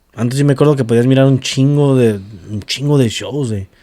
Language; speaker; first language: Spanish; early bilingual, other home language; English